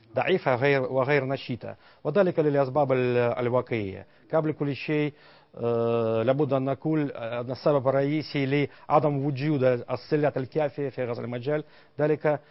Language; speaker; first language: Arabic; non-native, fluent; Russian